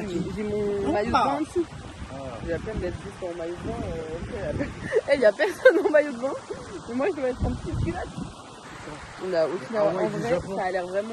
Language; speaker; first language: French; native; French